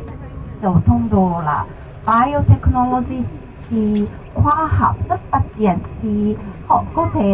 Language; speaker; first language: Vietnamese; non-native, learner; Korean